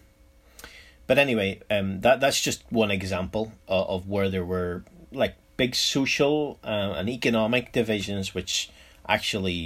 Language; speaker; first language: English; native; English